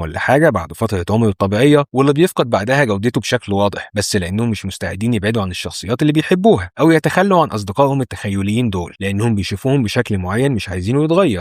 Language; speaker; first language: Arabic; native; Arabic